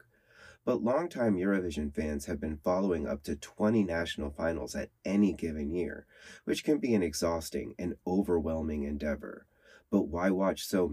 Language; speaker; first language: English; native; English